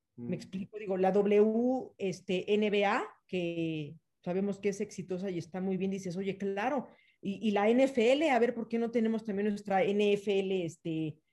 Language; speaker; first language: Spanish; native; Spanish